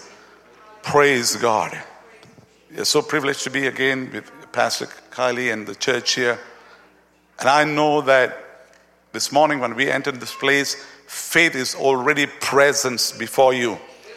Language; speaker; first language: English; non-native, local second language; Tamil